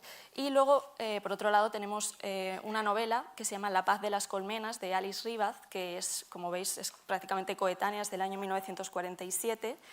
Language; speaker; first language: Spanish; native; Spanish